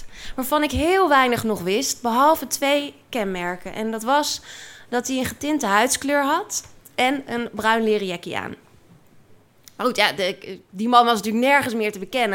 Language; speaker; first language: Dutch; native; Dutch